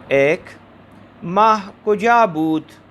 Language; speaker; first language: Persian; non-native, fluent; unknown